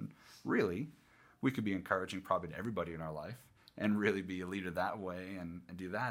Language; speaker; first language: English; native; English